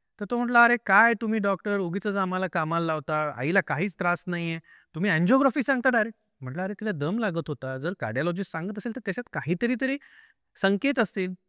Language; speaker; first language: Marathi; native; Marathi